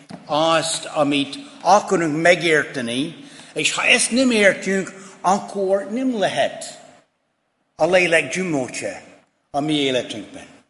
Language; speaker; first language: Hungarian; non-native, fluent; English